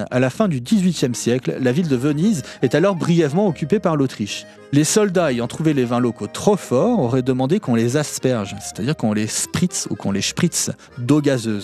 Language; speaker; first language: French; native; French